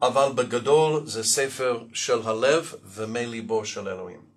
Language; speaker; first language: Hebrew; non-native, fluent; English